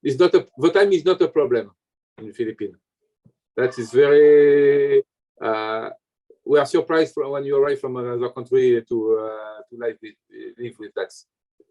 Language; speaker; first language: English; non-native, learner; French